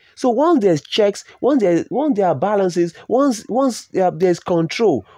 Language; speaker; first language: English; non-native, local second language; Yoruba